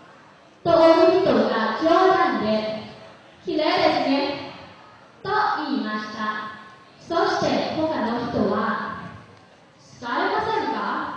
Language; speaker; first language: Japanese; non-native, learner; Lao